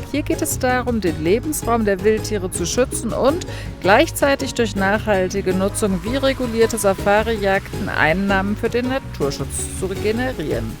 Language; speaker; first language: German; native; German